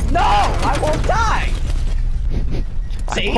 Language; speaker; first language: English; native; English